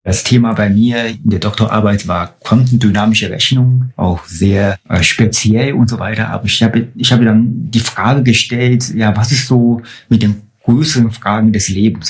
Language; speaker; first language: German; non-native, fluent; Chinese